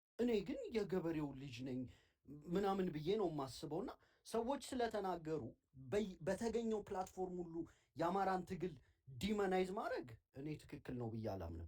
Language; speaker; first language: Amharic; native; Amharic